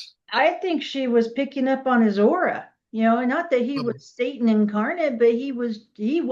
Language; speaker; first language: English; native; English